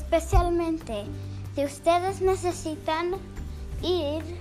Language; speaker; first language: Spanish; early bilingual, heritage; Spanish